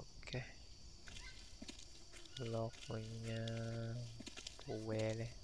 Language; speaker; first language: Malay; non-native, local second language; Chinese